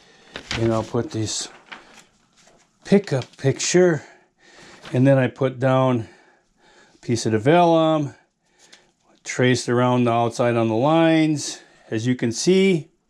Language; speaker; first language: English; native; English